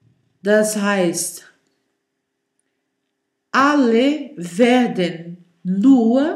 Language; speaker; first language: German; non-native, learner; Portuguese